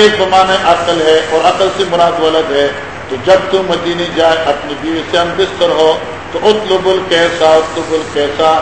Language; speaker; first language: Urdu; non-native, local second language; Pashto